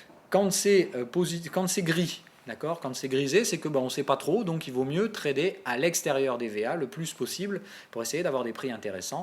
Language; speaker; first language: French; native; French